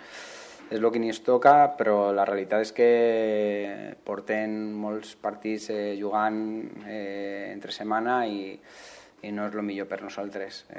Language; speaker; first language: Catalan; non-native, local second language; Spanish